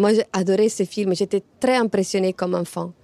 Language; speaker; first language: French; non-native, fluent; Italian